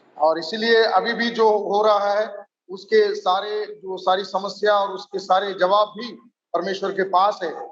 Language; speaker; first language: Hindi; non-native, local second language; Marathi